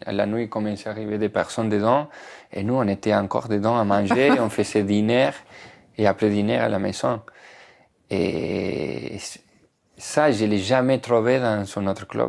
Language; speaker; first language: French; non-native, fluent; Spanish